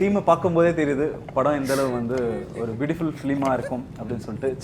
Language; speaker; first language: Tamil; native; Tamil